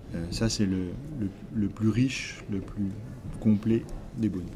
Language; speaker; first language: French; native; French